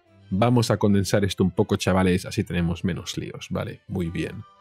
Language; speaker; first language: Spanish; native; Spanish